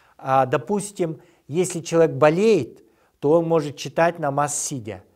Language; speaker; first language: Russian; non-native, local second language; Kyrgyz